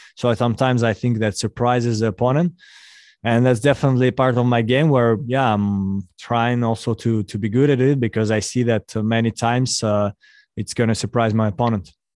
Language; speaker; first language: English; non-native, fluent; Russian